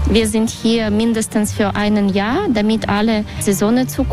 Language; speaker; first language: German; non-native, fluent; Russian